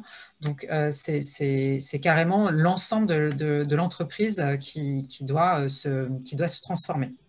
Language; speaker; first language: French; native; French